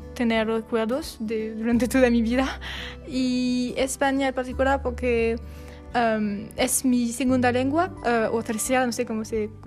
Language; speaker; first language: Spanish; non-native, learner; French